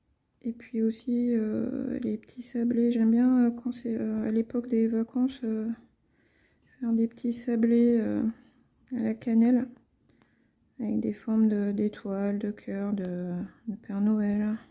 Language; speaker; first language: French; native; French